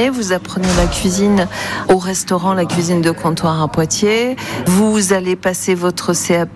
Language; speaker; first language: French; native; French